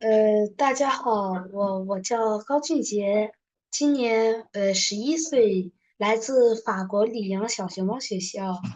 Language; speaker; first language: Chinese; early bilingual, heritage; Chinese